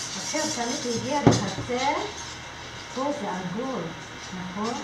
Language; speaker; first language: Hebrew; non-native, learner; Russian